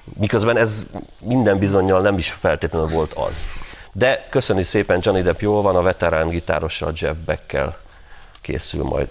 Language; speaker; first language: Hungarian; native; Hungarian